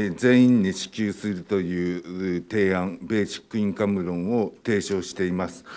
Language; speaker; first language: Japanese; native; Japanese